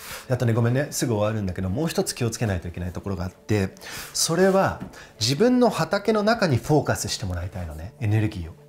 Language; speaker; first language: Japanese; non-native, fluent; English